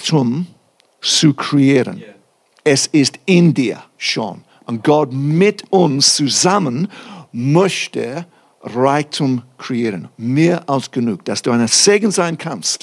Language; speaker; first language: German; non-native, fluent; English